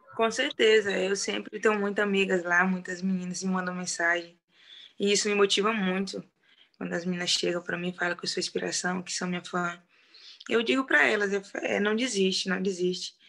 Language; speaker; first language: Portuguese; native; Portuguese